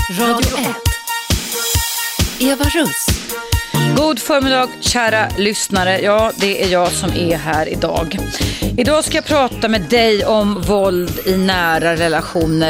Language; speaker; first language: Swedish; native; Swedish